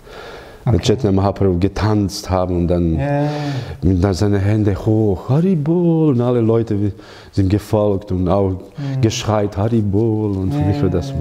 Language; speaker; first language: German; non-native, learner; Croatian